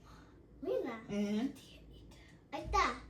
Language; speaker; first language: Finnish; early bilingual, other home language; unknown